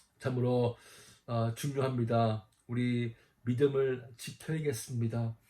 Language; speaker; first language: Korean; native; Korean